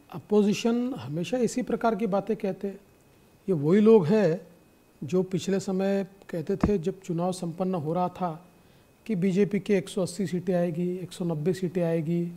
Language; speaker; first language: Hindi; non-native, local second language; Marathi